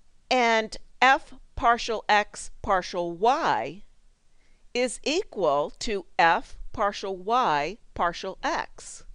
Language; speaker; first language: English; native; English